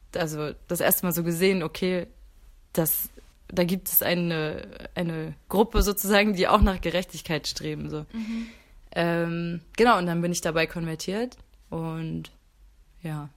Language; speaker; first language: German; native; German